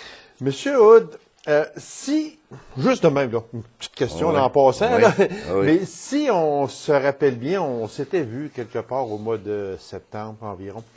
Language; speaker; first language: French; native; French